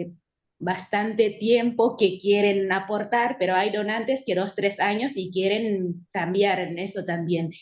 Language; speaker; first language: Spanish; non-native, learner; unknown